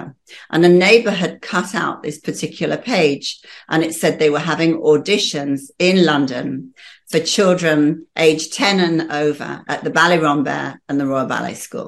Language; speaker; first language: English; native; English